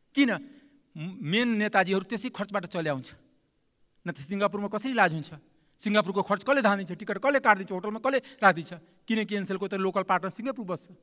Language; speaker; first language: Nepali; non-native, local second language; Maithili